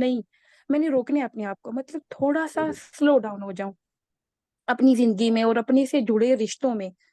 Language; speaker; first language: Urdu; native; Urdu